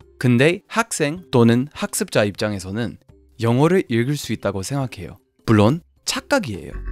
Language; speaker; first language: Korean; non-native, fluent; English